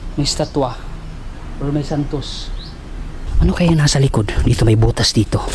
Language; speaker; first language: Filipino; non-native, local second language; Cebuano